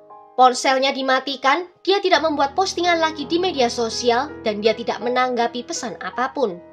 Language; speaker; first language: Indonesian; native; Indonesian